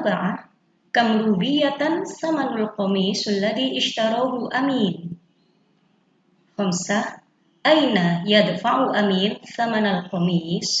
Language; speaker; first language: Arabic; non-native, fluent; Indonesian